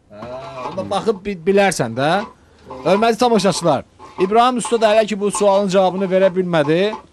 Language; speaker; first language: Azerbaijani; native; Azerbaijani